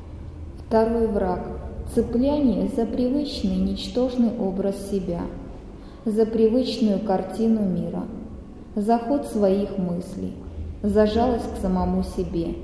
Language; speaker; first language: Russian; native; Russian